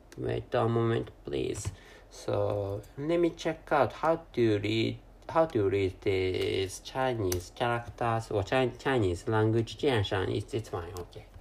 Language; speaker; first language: English; non-native, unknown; Japanese